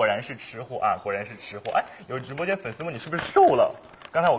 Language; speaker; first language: Chinese; native; Chinese